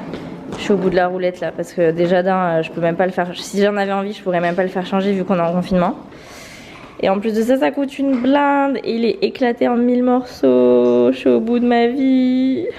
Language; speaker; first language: French; native; French